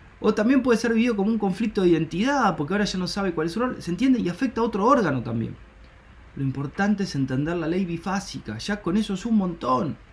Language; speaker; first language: Spanish; native; Spanish